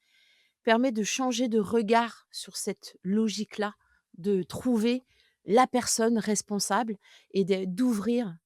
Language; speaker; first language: French; native; French